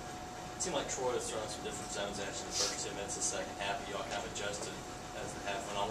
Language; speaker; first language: English; native; English